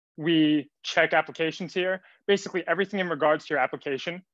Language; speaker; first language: English; native; English